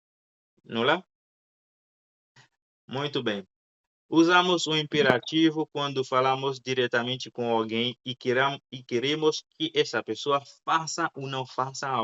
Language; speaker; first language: Portuguese; non-native, learner; Haitian Creole